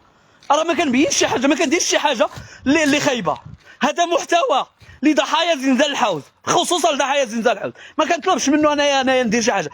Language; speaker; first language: Arabic; native; Arabic